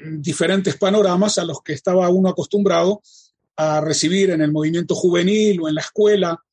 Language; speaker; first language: Spanish; native; Spanish